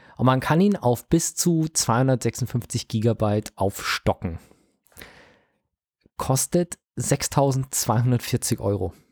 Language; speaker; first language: German; native; German